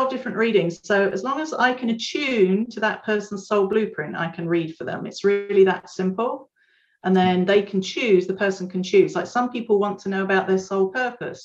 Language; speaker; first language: English; native; English